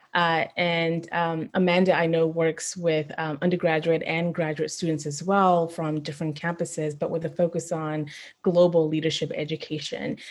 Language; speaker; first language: English; non-native, local second language; Shona